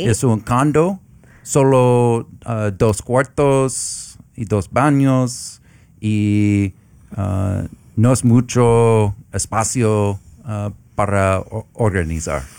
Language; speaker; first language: Spanish; non-native, learner; English